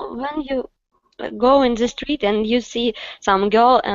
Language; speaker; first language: English; non-native, learner; Russian